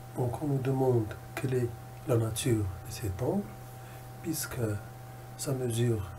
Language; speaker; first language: French; non-native, local second language; Arabic